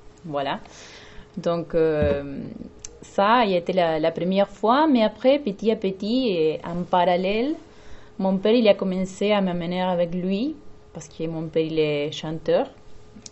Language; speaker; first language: French; non-native, fluent; Spanish